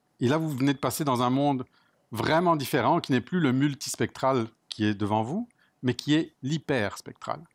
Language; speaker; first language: French; native; French